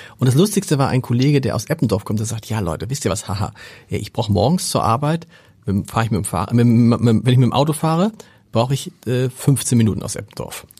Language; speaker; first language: German; native; German